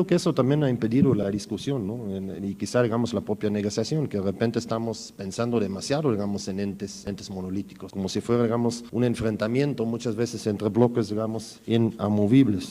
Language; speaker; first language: Spanish; native; Spanish